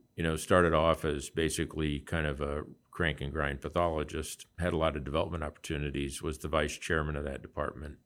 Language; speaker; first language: English; native; English